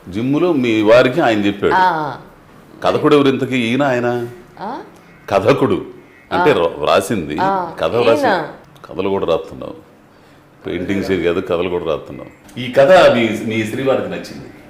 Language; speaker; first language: Telugu; native; Telugu